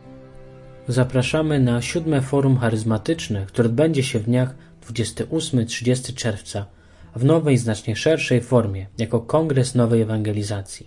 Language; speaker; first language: Polish; native; Polish